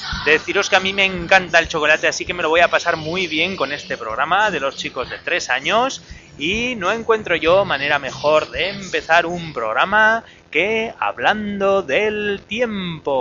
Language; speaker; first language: Spanish; native; Spanish